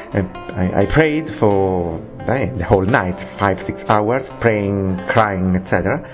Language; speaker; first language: English; non-native, fluent; Italian